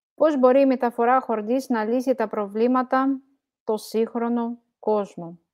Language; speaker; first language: Greek; non-native, fluent; Russian